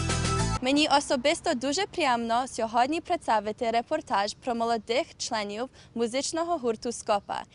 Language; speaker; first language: Ukrainian; early bilingual, heritage; Ukrainian